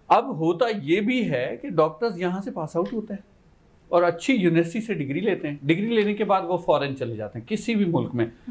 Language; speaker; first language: Urdu; native; Urdu